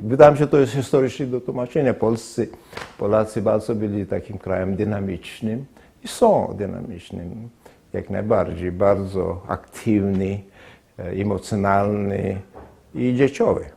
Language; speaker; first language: Polish; non-native, fluent; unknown